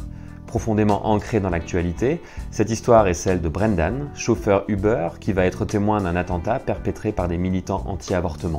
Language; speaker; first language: French; native; French